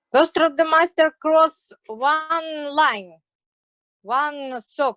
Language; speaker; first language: English; non-native, learner; Russian